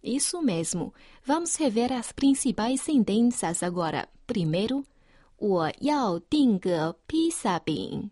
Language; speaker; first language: Portuguese; non-native, fluent; Chinese